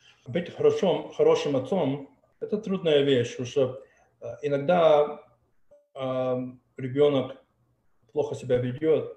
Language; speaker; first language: Russian; early bilingual, heritage; Russian